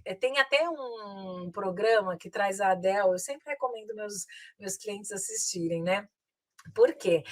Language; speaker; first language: Portuguese; native; Portuguese